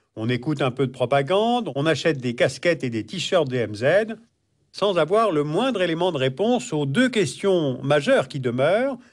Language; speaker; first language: French; native; French